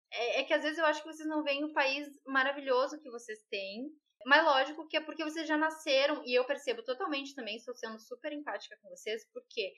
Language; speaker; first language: Portuguese; native; Portuguese